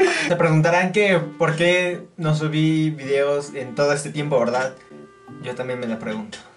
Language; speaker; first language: Spanish; native; Spanish